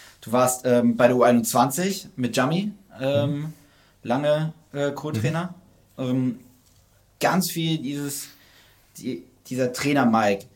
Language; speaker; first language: German; native; German